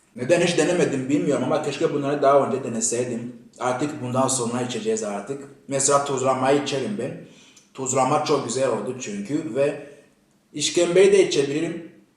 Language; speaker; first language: Turkish; non-native, fluent; Kinyarwanda